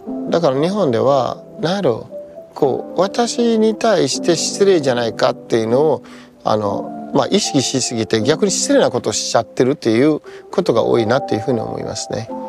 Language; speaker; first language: Japanese; non-native, fluent; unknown